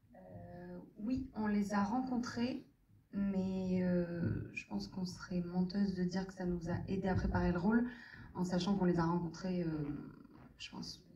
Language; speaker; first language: French; native; French